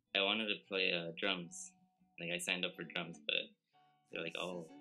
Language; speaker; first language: English; native; English